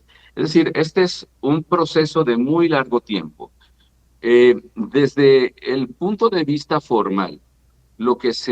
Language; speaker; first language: Spanish; native; Spanish